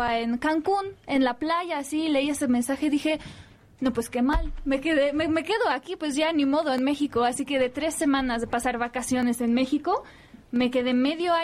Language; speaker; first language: Spanish; non-native, fluent; Polish